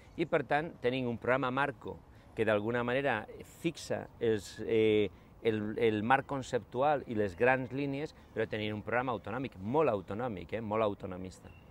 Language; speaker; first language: Catalan; non-native, local second language; Spanish